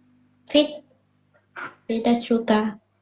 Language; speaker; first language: Indonesian; non-native, learner; Vietnamese